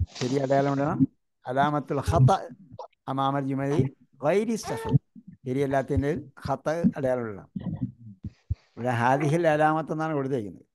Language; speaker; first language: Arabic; non-native, fluent; Malayalam